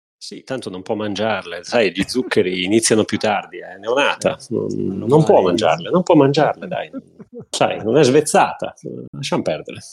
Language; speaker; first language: Italian; native; Italian